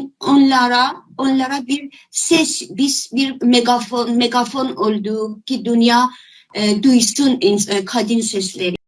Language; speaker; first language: Turkish; non-native, fluent; Persian